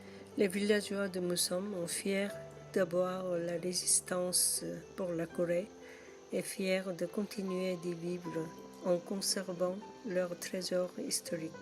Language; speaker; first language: French; non-native, learner; Korean